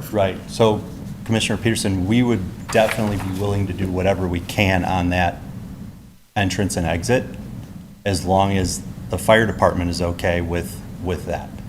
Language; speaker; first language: English; native; English